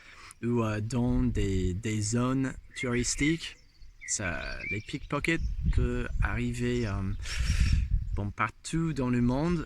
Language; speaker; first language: French; non-native, fluent; English